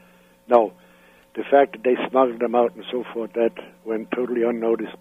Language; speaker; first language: English; non-native, fluent; Danish